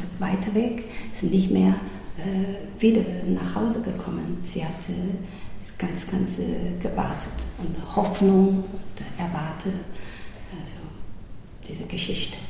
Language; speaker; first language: German; non-native, learner; Chinese